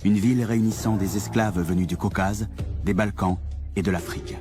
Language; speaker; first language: French; native; French